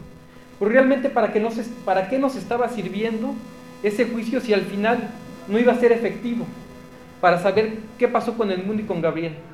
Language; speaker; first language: Spanish; native; Spanish